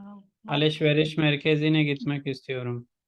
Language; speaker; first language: Turkish; non-native, fluent; Urdu